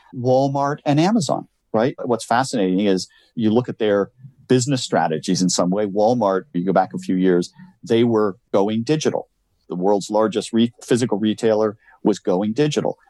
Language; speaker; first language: English; native; English